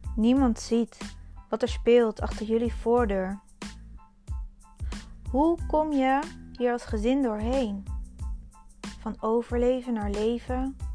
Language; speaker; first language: Dutch; native; Dutch